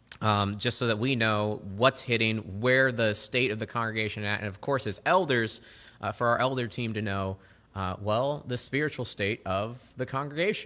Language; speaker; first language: English; native; English